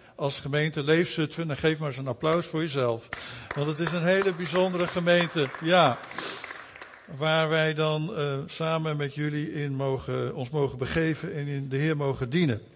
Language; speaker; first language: Dutch; native; Dutch